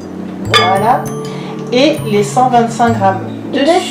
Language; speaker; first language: French; native; French